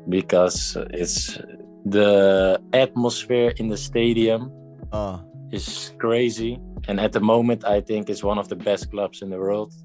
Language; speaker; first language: English; non-native, fluent; Dutch